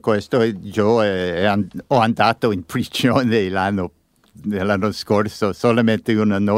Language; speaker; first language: Italian; non-native, learner; English